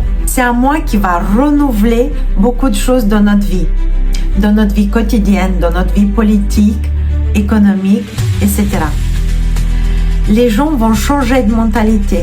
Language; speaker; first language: French; non-native, fluent; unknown